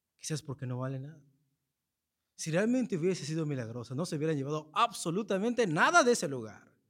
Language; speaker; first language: Spanish; early bilingual, heritage; Spanish